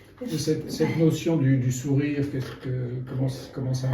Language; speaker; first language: French; native; French